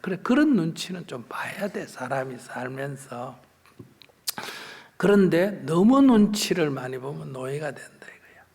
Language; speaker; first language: Korean; native; Korean